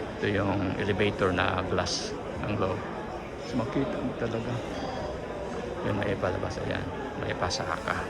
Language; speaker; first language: Filipino; native; Filipino